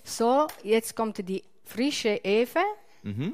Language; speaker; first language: German; non-native, learner; Italian